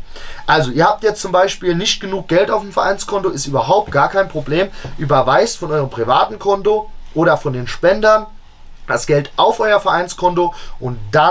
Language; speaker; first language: German; native; German